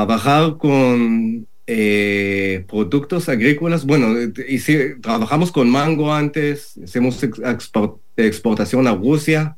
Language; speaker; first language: Spanish; non-native, learner; Hebrew